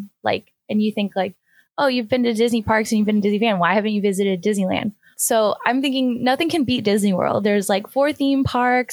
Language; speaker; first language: English; native; English